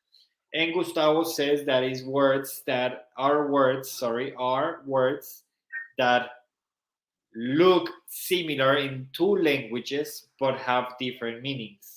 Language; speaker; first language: English; non-native, fluent; Spanish